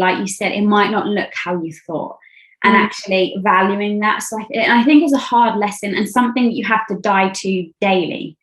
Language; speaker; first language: English; native; English